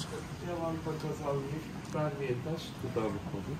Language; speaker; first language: Russian; non-native, learner; Turkish